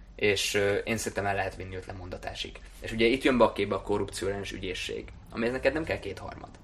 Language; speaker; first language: Hungarian; non-native, local second language; German